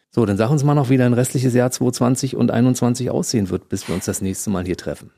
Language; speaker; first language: German; native; German